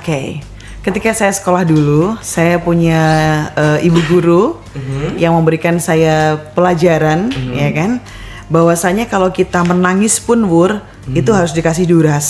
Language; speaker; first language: Indonesian; native; Indonesian